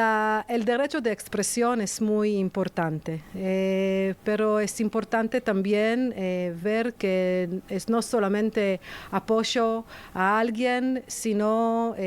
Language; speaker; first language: Spanish; non-native, fluent; Hebrew